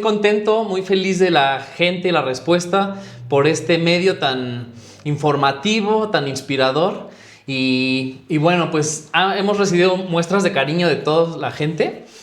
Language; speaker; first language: Spanish; native; Spanish